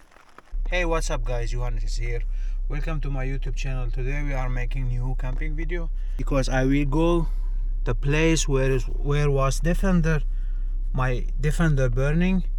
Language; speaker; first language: English; non-native, learner; Finnish